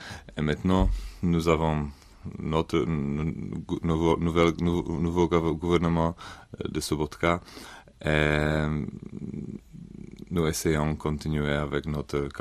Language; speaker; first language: French; non-native, learner; Czech